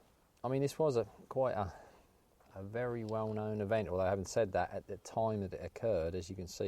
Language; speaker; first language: English; native; English